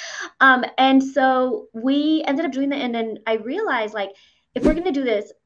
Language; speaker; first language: English; early bilingual, other home language; Spanish